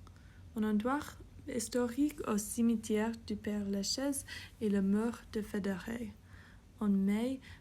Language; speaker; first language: French; non-native, fluent; English